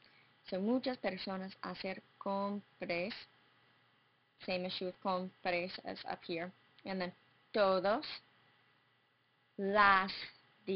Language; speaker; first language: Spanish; non-native, fluent; English